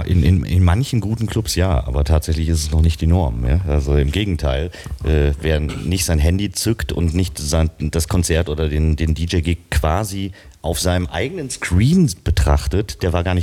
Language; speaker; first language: German; native; German